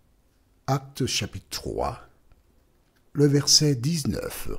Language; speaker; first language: French; native; French